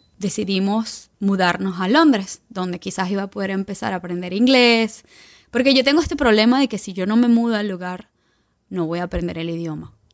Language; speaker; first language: Spanish; native; Spanish